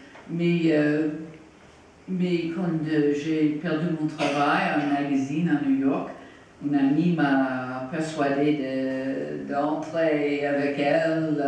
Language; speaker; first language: French; non-native, fluent; English